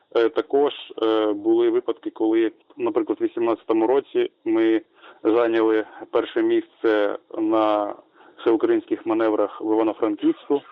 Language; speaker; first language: Ukrainian; native; Ukrainian